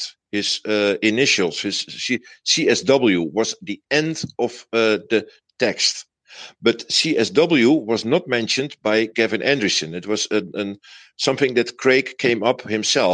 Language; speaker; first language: English; non-native, fluent; Dutch